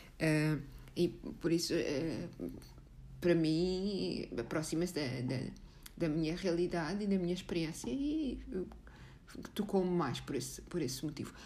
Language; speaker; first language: Portuguese; native; Portuguese